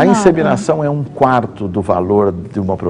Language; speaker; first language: Portuguese; native; Portuguese